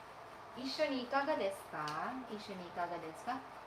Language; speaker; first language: Japanese; non-native, fluent; Filipino